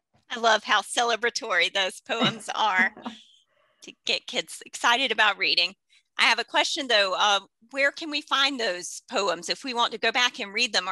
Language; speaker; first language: English; native; English